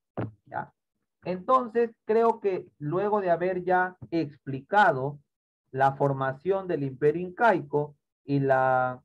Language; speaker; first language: Spanish; native; Spanish